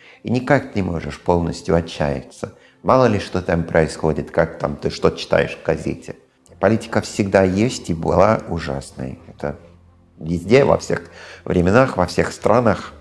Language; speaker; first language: Russian; non-native, fluent; English